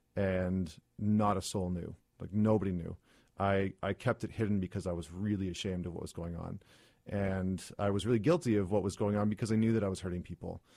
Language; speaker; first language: English; native; English